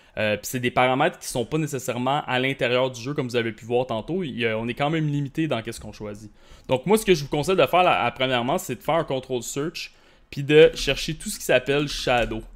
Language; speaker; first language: French; native; French